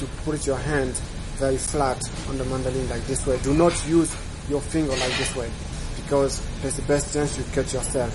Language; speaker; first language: English; non-native, fluent; French